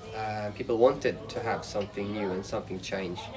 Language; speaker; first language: English; non-native, fluent; Swedish